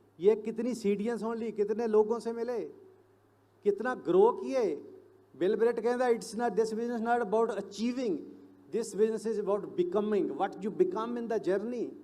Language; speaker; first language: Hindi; non-native, local second language; Punjabi